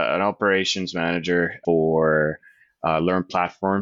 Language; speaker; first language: English; non-native, fluent; Spanish